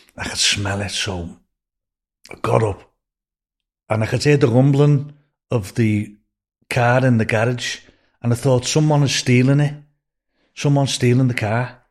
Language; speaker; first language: English; native; English